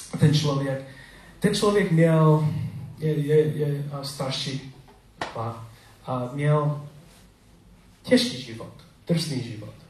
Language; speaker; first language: Czech; non-native, learner; English